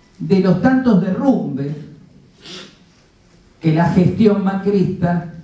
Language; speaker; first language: Spanish; native; Spanish